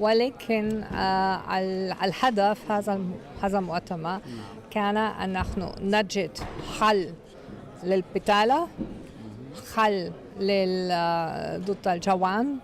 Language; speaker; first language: Arabic; non-native, fluent; German